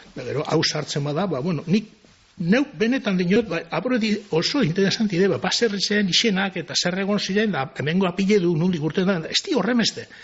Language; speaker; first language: Basque; native; Basque